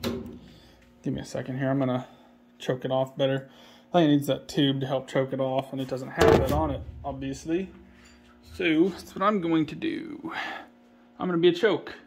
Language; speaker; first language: English; native; English